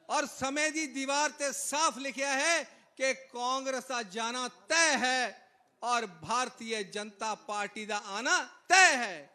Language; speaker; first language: Hindi; non-native, local second language; Punjabi